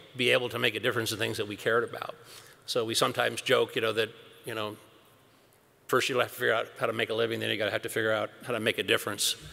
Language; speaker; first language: English; native; English